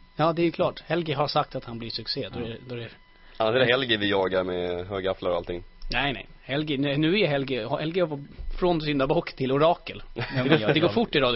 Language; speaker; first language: Swedish; native; Swedish